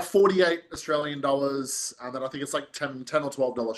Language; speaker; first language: English; native; English